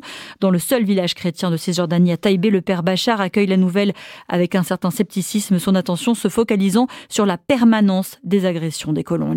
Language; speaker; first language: French; native; French